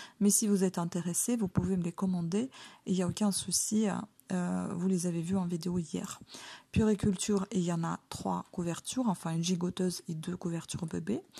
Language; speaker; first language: French; non-native, fluent; Ukrainian